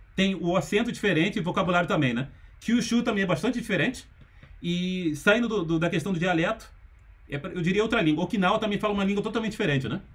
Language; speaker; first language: Portuguese; native; Portuguese